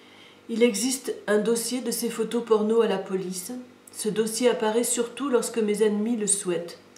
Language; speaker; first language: French; native; French